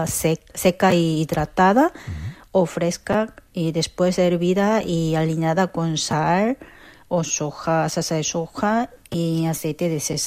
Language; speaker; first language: Spanish; non-native, fluent; Korean